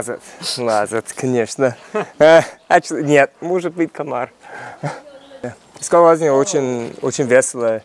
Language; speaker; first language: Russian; non-native, learner; English